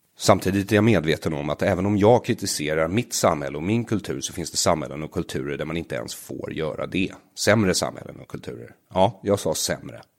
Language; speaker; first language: Swedish; native; Swedish